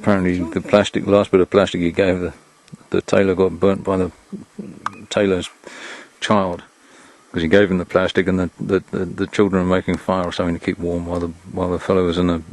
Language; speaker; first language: English; native; English